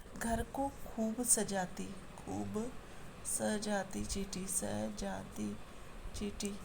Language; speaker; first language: Hindi; native; Hindi